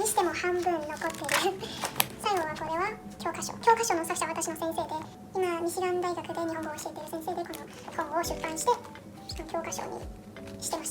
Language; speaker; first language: Japanese; non-native, fluent; Chinese